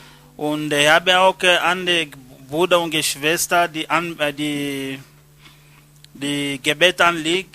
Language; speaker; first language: German; non-native, learner; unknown